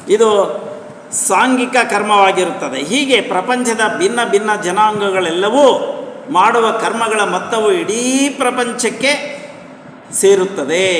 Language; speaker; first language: Kannada; non-native, local second language; Telugu